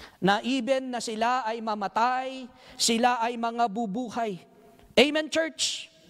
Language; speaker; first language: Filipino; native; Filipino